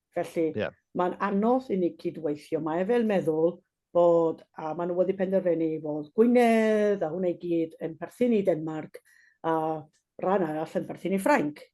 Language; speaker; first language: Welsh; non-native, fluent; Basque